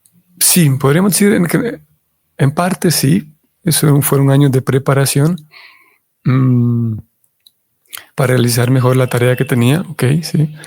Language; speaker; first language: Spanish; native; Spanish